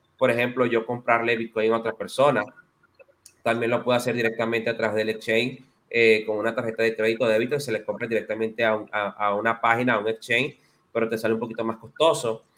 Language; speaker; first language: Spanish; native; Spanish